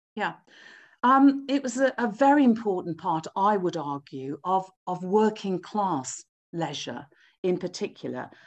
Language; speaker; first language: English; native; English